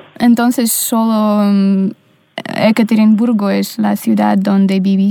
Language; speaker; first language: Spanish; non-native, fluent; Russian